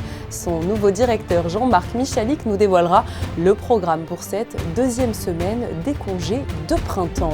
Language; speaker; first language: French; native; French